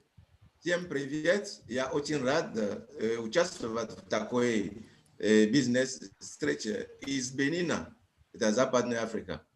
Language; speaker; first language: Russian; non-native, fluent; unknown